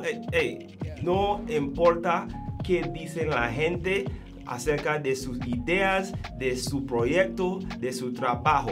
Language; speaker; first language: Spanish; non-native, learner; English